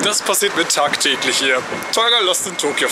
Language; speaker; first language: German; native; German